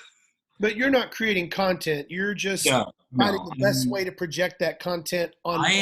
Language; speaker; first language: English; native; English